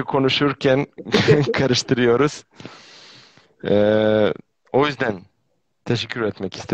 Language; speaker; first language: Turkish; non-native, fluent; Serbian